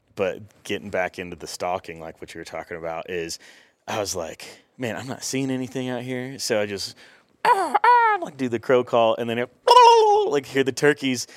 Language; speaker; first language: English; native; English